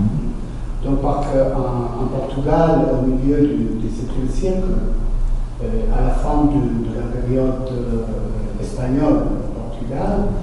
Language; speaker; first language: French; non-native, fluent; Portuguese